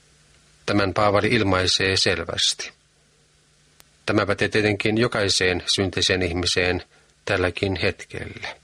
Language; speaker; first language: Finnish; native; Finnish